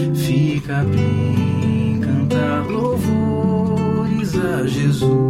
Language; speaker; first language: Portuguese; native; Portuguese